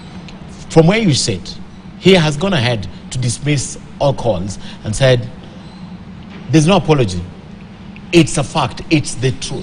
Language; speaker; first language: English; non-native, local second language; Swahili